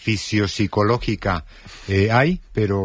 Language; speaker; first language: Spanish; native; Spanish